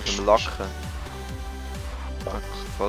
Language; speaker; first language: German; native; German